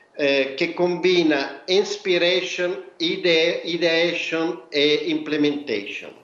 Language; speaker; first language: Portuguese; non-native, fluent; Italian